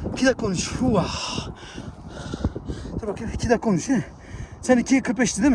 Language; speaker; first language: Turkish; early bilingual, heritage; Turkish